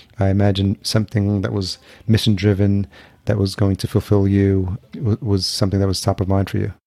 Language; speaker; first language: English; early bilingual, other home language; Spanish